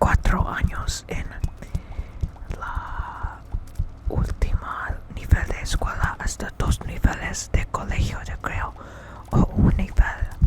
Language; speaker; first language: Spanish; early bilingual, heritage; English